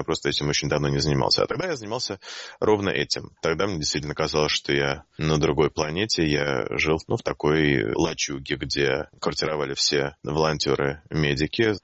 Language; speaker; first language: Russian; native; Russian